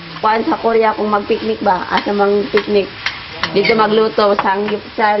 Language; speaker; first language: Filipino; non-native, local second language; Cebuano